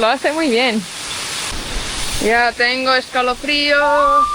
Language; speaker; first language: Spanish; non-native, fluent; Portuguese